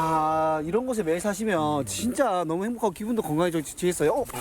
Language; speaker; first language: Korean; native; Korean